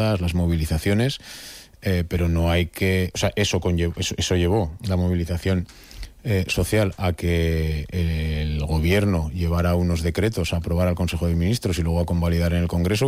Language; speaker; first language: Spanish; native; Spanish